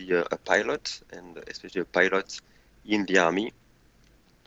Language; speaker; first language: English; non-native, fluent; French